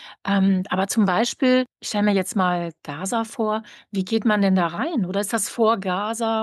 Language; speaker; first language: German; native; German